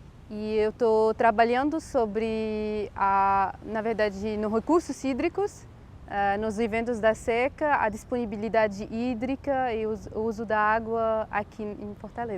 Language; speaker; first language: Portuguese; non-native, fluent; Arabic